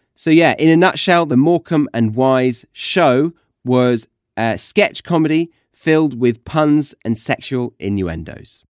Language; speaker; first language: English; native; English